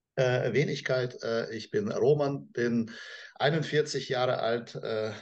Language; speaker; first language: German; non-native, fluent; Russian